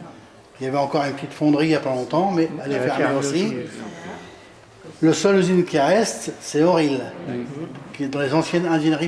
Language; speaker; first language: French; native; French